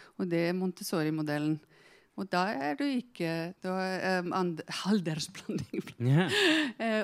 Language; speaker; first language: Norwegian; non-native, fluent; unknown